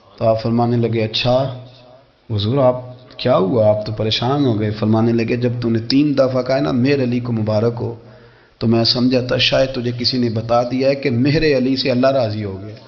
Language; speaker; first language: Urdu; non-native, local second language; Punjabi